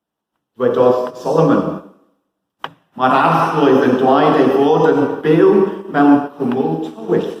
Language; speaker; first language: Welsh; non-native, fluent; English